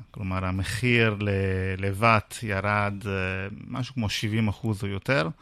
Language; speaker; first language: Hebrew; non-native, fluent; Italian